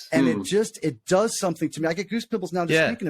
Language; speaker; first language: English; native; English